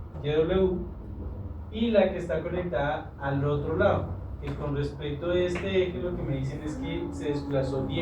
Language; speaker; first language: Spanish; native; Spanish